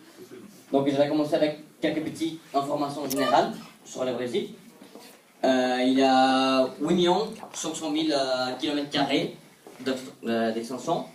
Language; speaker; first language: French; non-native, fluent; Portuguese